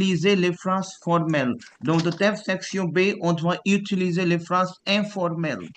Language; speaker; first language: French; non-native, fluent; Hindi